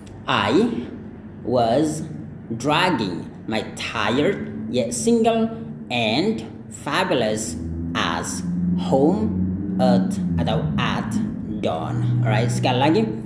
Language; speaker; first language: English; non-native, fluent; Indonesian